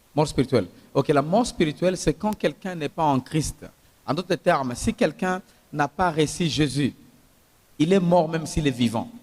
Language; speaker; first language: French; non-native, local second language; Swahili